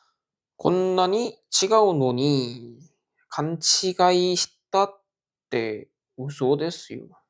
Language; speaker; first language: Japanese; non-native, learner; Korean